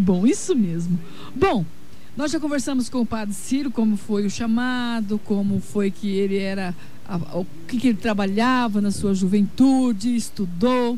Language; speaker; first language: Portuguese; native; Portuguese